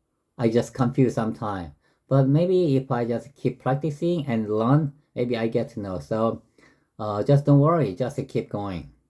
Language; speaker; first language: English; non-native, learner; Korean